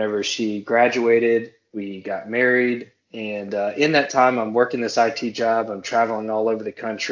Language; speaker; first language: English; native; English